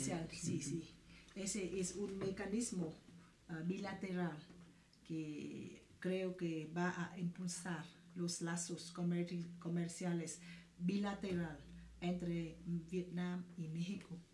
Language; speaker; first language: Spanish; non-native, fluent; Vietnamese